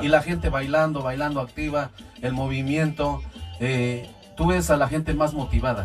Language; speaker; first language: Spanish; native; Spanish